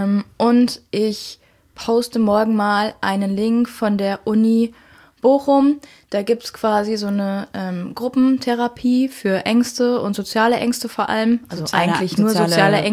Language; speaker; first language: German; native; German